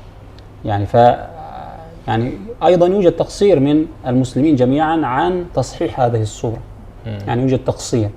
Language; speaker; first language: Arabic; native; Arabic